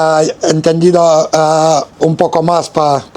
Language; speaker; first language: Spanish; non-native, learner; Lithuanian